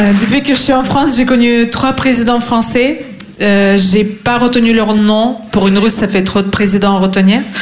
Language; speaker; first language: French; non-native, fluent; Russian